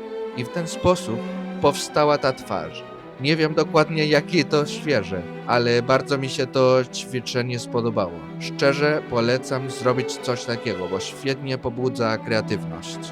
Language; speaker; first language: Polish; non-native, learner; Spanish